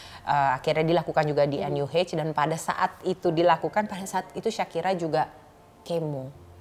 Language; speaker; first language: Indonesian; native; Indonesian